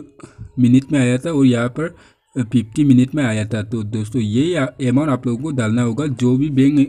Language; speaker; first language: Hindi; non-native, local second language; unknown